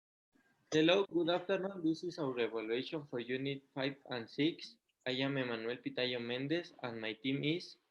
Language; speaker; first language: English; non-native, learner; Spanish